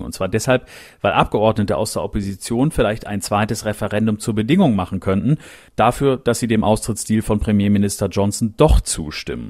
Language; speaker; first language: German; native; German